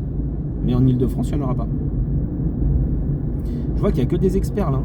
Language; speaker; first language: French; native; French